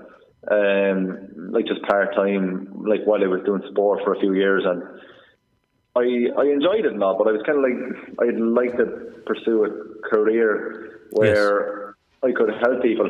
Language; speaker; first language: English; native; English